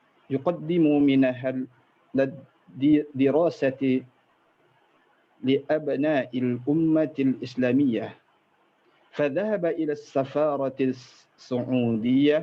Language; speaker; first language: Arabic; non-native, learner; Indonesian